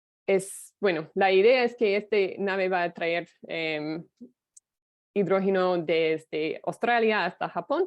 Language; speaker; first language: Spanish; non-native, fluent; English